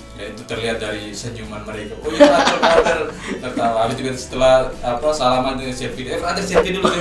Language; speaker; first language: Indonesian; native; Indonesian